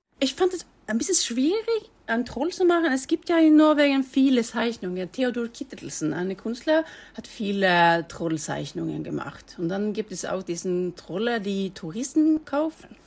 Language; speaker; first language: German; non-native, fluent; Norwegian